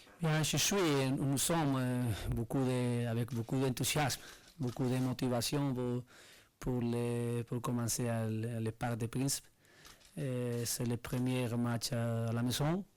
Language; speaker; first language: French; non-native, learner; Spanish